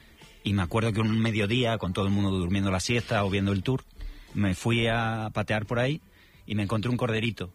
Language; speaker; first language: Spanish; native; Spanish